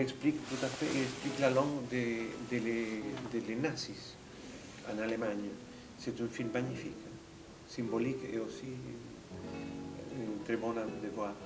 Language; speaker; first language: French; non-native, fluent; Spanish